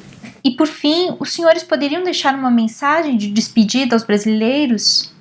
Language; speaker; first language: Portuguese; native; Portuguese